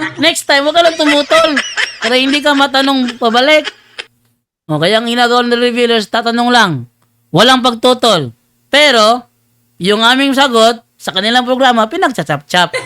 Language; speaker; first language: Filipino; native; Filipino